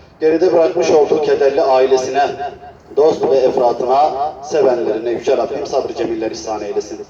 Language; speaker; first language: Turkish; native; Turkish